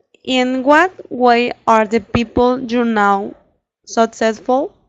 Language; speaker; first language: English; non-native, learner; Spanish